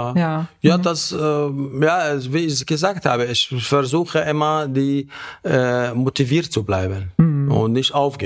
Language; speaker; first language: German; non-native, fluent; Arabic